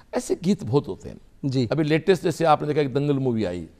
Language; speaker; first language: Hindi; native; Hindi